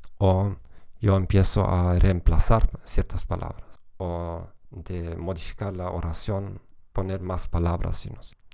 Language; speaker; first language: Spanish; non-native, fluent; German